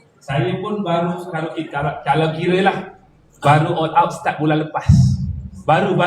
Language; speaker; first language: Malay; native; Malay